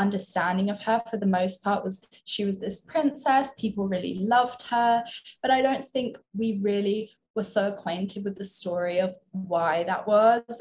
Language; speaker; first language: English; native; English